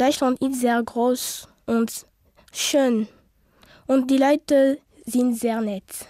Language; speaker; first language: German; non-native, learner; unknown